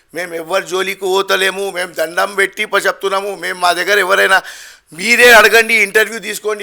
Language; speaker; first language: Telugu; non-native, local second language; Gujarati